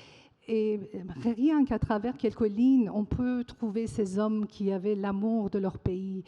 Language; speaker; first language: French; non-native, fluent; Persian